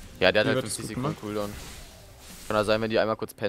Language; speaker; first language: German; native; German